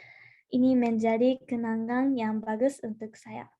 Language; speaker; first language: Indonesian; non-native, learner; Japanese